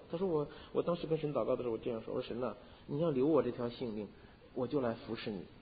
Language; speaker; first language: Chinese; native; Chinese